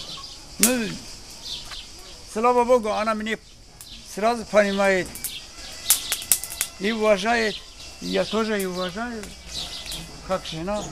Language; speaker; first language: Russian; non-native, local second language; Azerbaijani